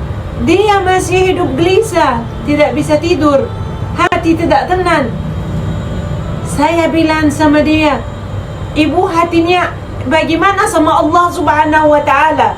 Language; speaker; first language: Indonesian; non-native, fluent; Arabic